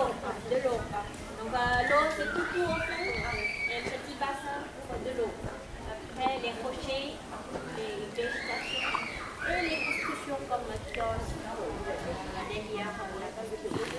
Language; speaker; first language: French; non-native, fluent; Chinese